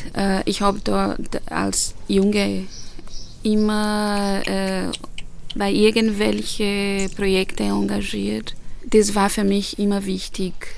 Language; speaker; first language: German; non-native, fluent; Portuguese